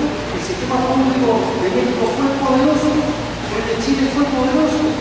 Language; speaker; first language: Spanish; native; Spanish